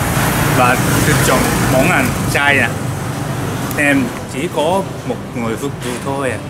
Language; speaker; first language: Vietnamese; non-native, learner; Japanese